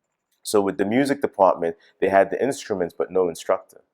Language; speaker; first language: English; native; English